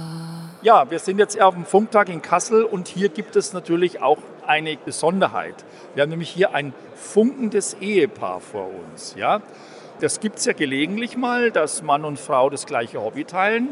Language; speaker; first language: German; native; German